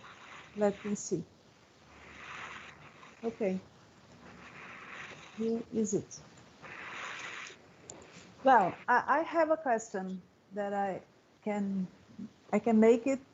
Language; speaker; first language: English; non-native, learner; Portuguese